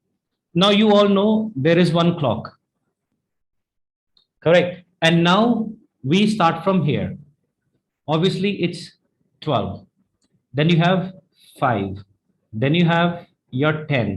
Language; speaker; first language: English; non-native, fluent; Hindi